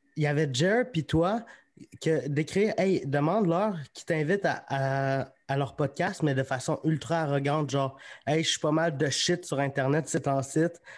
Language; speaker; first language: French; native; French